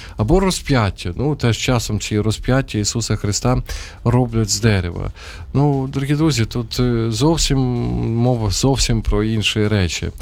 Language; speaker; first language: Ukrainian; non-native, local second language; Russian